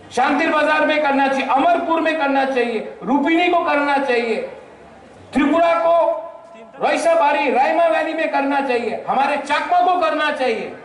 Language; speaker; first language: Hindi; non-native, local second language; Bangla